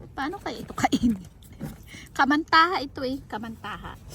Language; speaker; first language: Filipino; native; Filipino